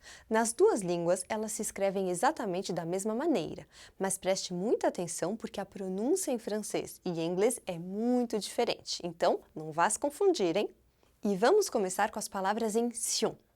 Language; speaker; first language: Portuguese; non-native, fluent; French